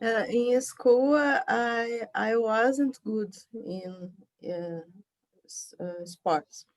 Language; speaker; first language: English; non-native, learner; Portuguese